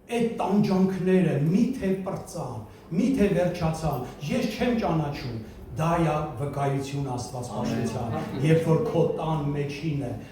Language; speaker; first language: Armenian; early bilingual, heritage; Armenian